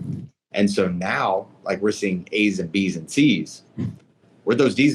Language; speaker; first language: English; native; English